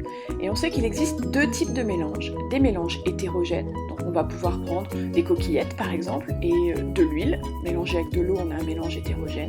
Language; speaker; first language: French; native; French